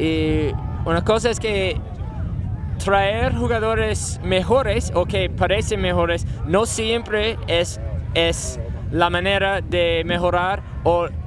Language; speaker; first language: Spanish; non-native, learner; English